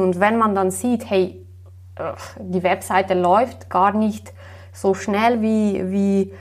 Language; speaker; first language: German; non-native, fluent; Slovenian